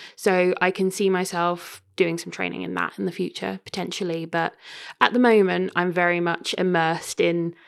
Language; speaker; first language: English; native; English